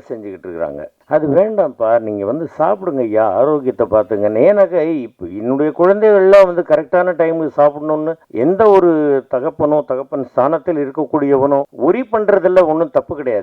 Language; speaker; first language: Tamil; native; Tamil